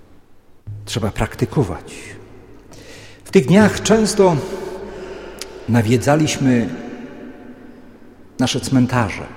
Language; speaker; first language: Polish; native; Polish